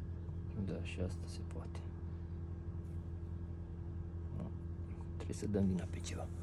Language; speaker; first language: Romanian; native; Romanian